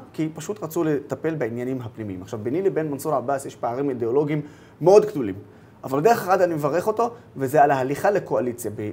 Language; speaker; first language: Hebrew; non-native, local second language; Arabic